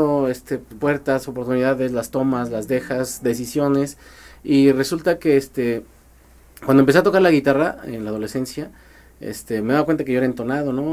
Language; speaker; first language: Spanish; native; Spanish